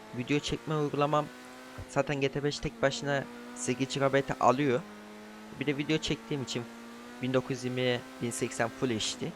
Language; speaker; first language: Turkish; native; Turkish